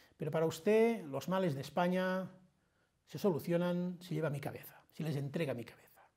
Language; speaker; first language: Spanish; non-native, local second language; Catalan